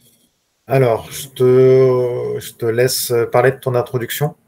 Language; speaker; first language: French; native; French